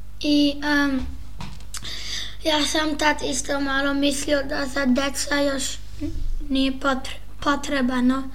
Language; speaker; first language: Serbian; early bilingual, heritage; Serbian